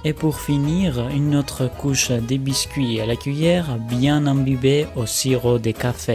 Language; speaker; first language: French; non-native, fluent; Greek